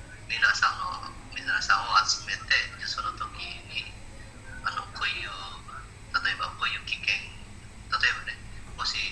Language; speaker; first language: Japanese; non-native, learner; Indonesian